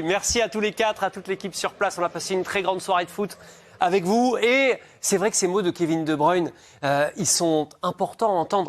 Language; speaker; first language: French; native; French